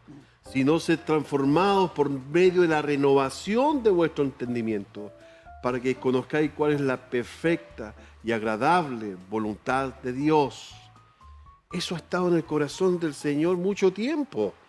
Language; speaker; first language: Spanish; native; Spanish